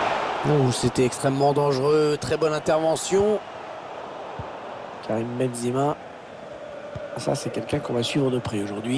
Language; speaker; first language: French; native; French